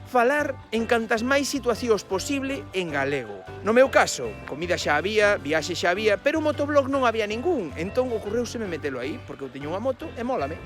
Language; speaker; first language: Galician; non-native, local second language; Spanish